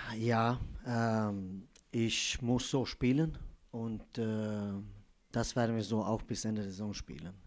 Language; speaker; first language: German; non-native, fluent; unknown